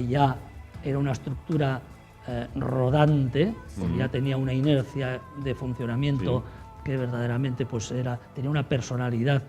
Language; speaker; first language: Spanish; native; Spanish